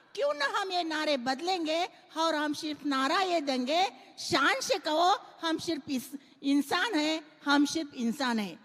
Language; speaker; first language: Hindi; non-native, local second language; Marathi